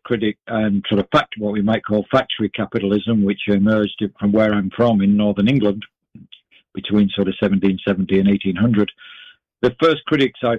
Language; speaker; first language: English; native; English